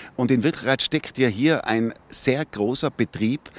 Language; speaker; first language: German; native; German